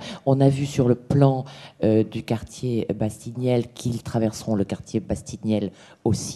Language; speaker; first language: French; native; French